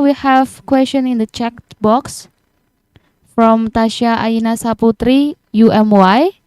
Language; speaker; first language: English; non-native, learner; Indonesian